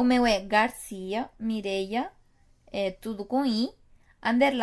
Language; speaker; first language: Portuguese; non-native, fluent; Spanish